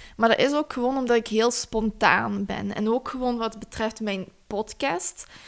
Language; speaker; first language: Dutch; native; Dutch